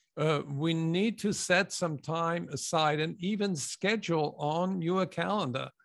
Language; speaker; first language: English; non-native, fluent; German